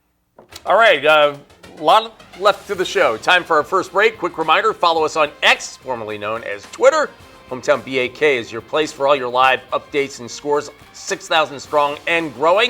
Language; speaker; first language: English; native; English